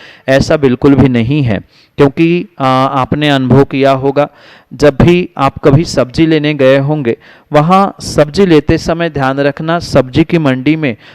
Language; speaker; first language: Hindi; native; Hindi